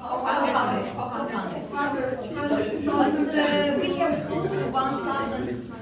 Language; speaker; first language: English; non-native, fluent; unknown